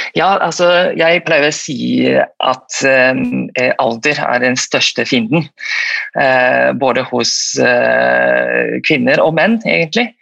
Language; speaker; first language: Norwegian; non-native, fluent; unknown